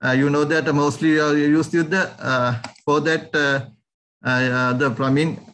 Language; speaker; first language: English; non-native, local second language; Sinhala